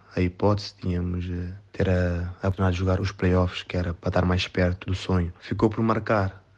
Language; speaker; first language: Portuguese; non-native, local second language; Kabuverdianu